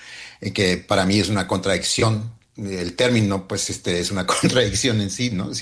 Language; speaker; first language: Spanish; early bilingual, heritage; Spanish